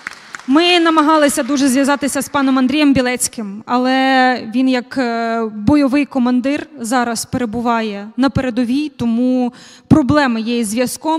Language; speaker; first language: Ukrainian; native; Ukrainian